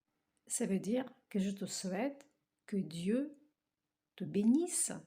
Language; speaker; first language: French; non-native, fluent; Russian